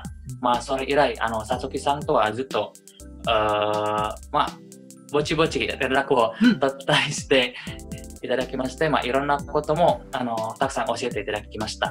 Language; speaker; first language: Japanese; non-native, fluent; Indonesian